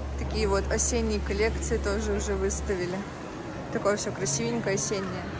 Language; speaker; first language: Russian; native; Russian